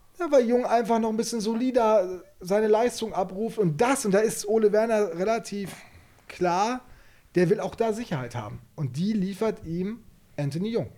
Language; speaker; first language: German; native; German